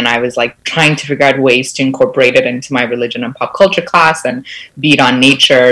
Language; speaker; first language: English; native; English